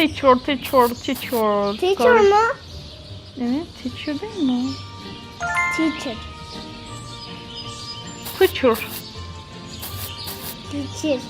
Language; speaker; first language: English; non-native, learner; Turkish